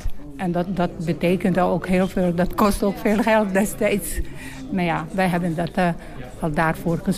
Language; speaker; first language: Dutch; non-native, learner; Bosnian